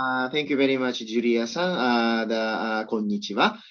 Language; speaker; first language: English; non-native, learner; Japanese